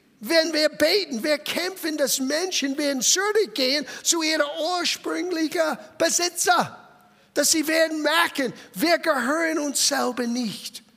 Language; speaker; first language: German; non-native, fluent; English